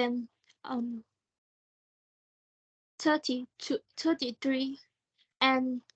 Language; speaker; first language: English; non-native, learner; Thai